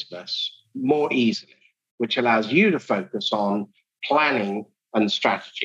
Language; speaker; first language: English; native; English